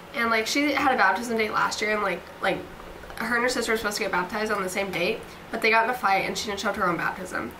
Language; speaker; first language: English; native; English